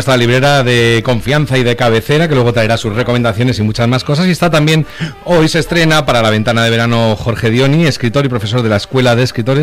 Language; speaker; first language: Spanish; native; Spanish